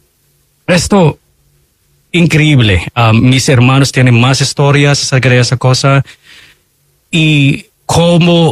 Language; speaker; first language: Spanish; non-native, fluent; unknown